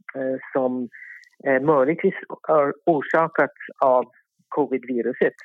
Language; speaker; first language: Swedish; non-native, fluent; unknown